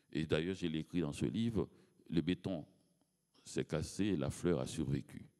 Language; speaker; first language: French; native; French